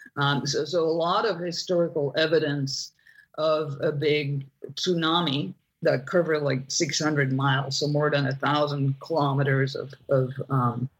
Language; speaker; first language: English; non-native, fluent; Dutch